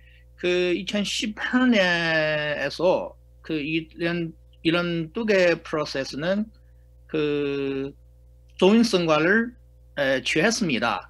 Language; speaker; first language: Korean; non-native, fluent; Chinese